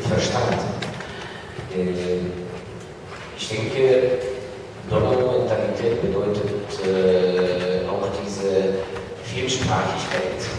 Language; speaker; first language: German; non-native, fluent; Ukrainian